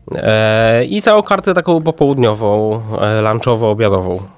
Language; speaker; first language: Polish; native; Polish